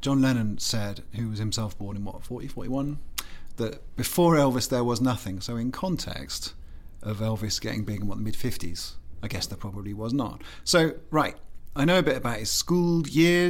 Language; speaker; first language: English; native; English